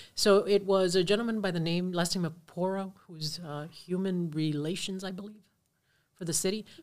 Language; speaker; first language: English; native; English